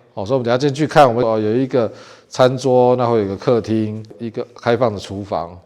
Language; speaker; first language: Chinese; native; Chinese